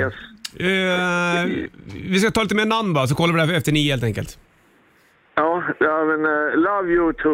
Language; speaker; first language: Swedish; native; Swedish